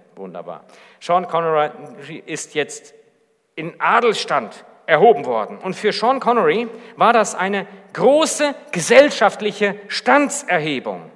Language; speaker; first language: German; native; German